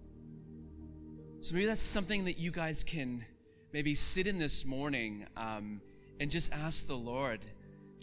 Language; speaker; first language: English; native; English